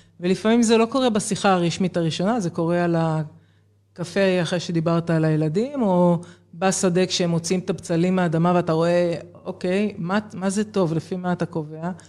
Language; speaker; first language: Hebrew; native; Hebrew